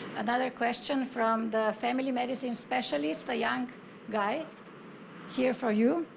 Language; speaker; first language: English; non-native, fluent; Slovenian